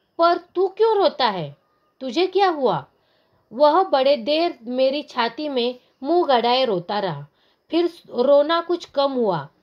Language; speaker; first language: Hindi; non-native, local second language; Marathi